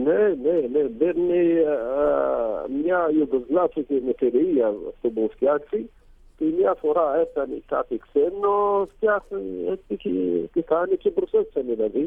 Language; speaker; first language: Greek; non-native, learner; Arabic